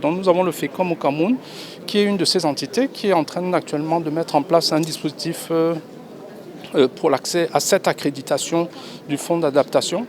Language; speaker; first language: French; non-native, local second language; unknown